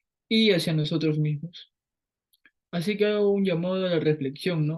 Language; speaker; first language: Spanish; native; Spanish